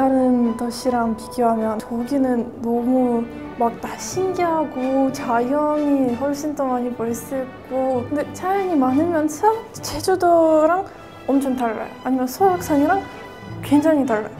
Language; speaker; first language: Korean; non-native, fluent; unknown